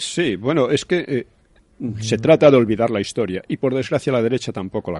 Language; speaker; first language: Spanish; native; Spanish